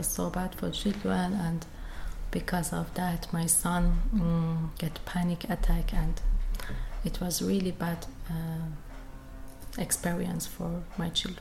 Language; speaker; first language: English; non-native, learner; Persian